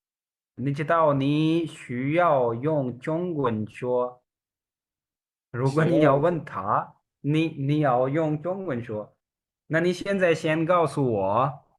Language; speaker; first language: Chinese; non-native, learner; Urdu